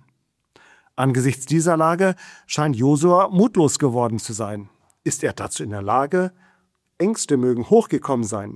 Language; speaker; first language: German; native; German